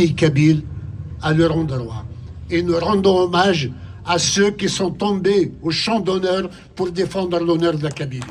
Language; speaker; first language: French; non-native, local second language; Kabyle